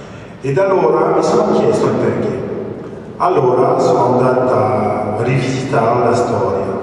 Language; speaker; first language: Italian; early bilingual, other home language; French